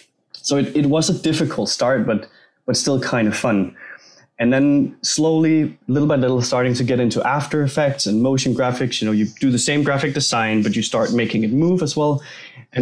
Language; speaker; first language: English; non-native, fluent; Danish